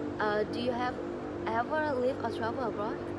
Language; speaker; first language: English; non-native, learner; Vietnamese